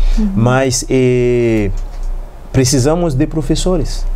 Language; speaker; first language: Portuguese; non-native, learner; Haitian Creole